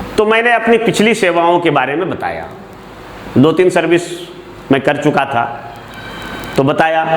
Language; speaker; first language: Hindi; native; Hindi